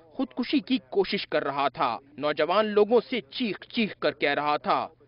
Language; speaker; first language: Urdu; native; Urdu